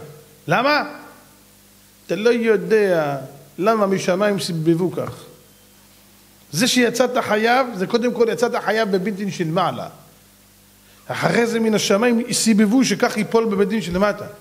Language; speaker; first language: Hebrew; native; Hebrew